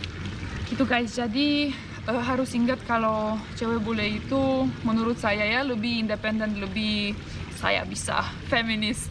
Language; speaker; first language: Indonesian; non-native, fluent; Romanian